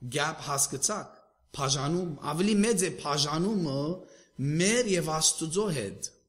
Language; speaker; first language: Armenian; early bilingual, heritage; Armenian